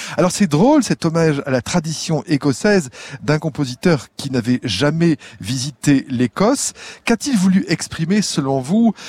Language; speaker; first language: French; native; French